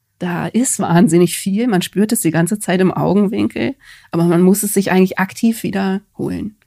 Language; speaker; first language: German; native; German